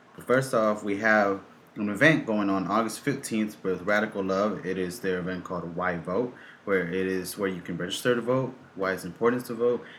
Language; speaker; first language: English; early bilingual, other home language; Spanish